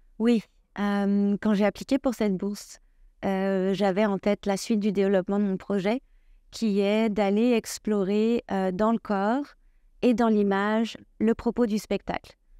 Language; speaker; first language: French; native; French